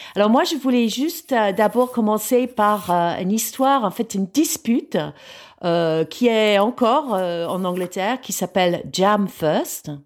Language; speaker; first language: French; non-native, fluent; English